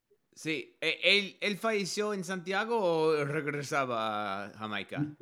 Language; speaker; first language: Spanish; non-native, learner; English